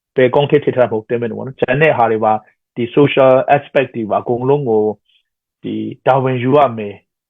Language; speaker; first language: Burmese; non-native, local second language; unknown